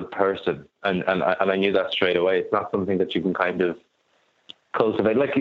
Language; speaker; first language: English; native; English